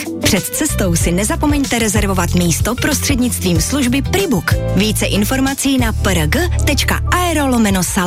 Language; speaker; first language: Czech; native; Czech